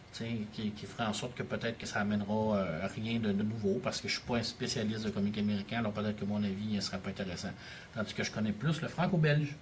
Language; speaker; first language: French; native; French